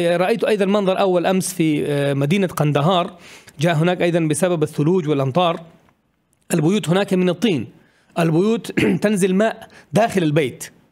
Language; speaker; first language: Arabic; non-native, fluent; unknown